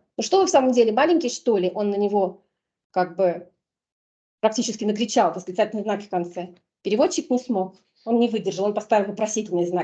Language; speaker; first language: Russian; native; Russian